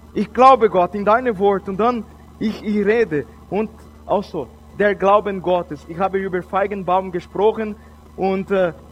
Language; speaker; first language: German; non-native, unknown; Portuguese